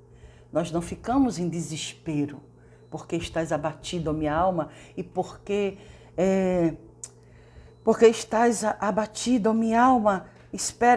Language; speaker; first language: Portuguese; native; Portuguese